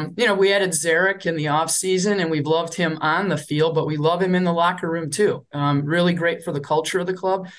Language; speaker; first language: English; native; English